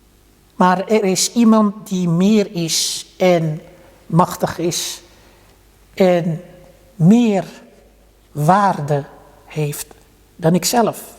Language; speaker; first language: Dutch; early bilingual, other home language; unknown